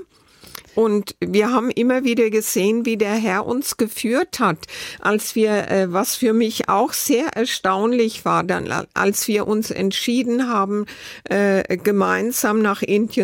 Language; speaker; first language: German; native; German